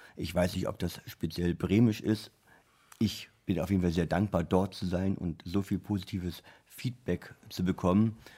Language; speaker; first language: German; native; German